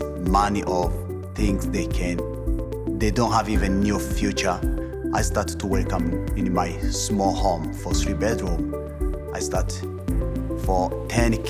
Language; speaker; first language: English; non-native, local second language; Kinyarwanda